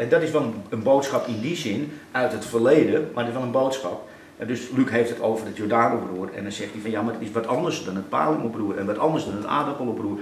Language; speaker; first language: Dutch; native; Dutch